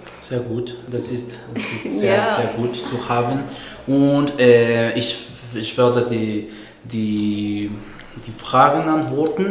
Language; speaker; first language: German; non-native, fluent; Spanish